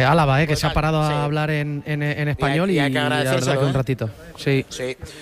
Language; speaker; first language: Spanish; native; Spanish